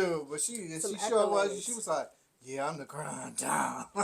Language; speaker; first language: English; native; English